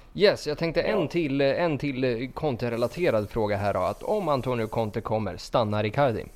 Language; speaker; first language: Swedish; native; Swedish